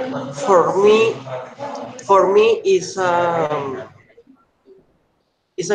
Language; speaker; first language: English; non-native, learner; Spanish